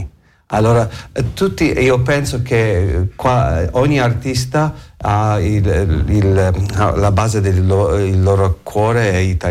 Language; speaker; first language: Italian; non-native, learner; English